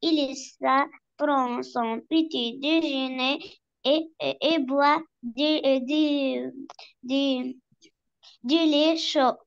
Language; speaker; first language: French; non-native, learner; Arabic